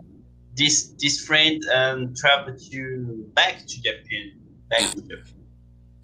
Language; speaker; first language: English; non-native, learner; Portuguese